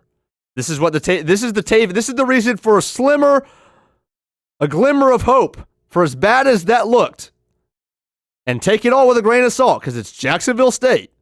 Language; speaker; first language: English; native; English